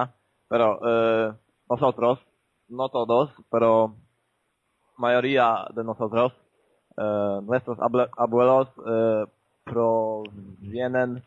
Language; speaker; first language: Spanish; non-native, learner; Polish